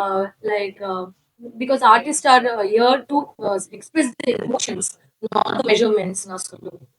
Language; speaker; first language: Tamil; non-native, learner; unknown